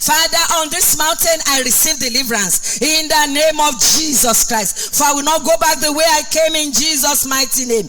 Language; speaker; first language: English; non-native, local second language; Yoruba